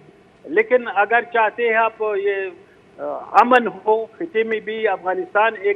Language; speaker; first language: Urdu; non-native, fluent; Pashto